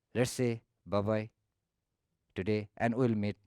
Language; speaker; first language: English; non-native, local second language; Nepali